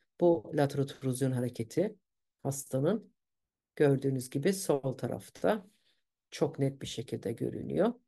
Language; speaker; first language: Turkish; early bilingual, heritage; Turkish